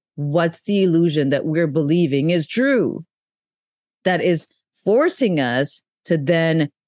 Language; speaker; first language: English; non-native, local second language; Urdu